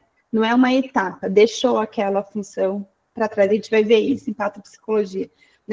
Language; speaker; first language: Portuguese; native; Portuguese